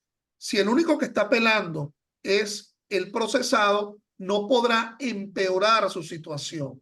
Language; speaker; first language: Spanish; native; Spanish